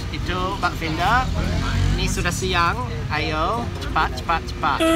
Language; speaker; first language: Indonesian; non-native, learner; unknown